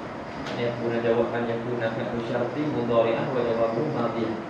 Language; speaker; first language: Arabic; non-native, fluent; Malay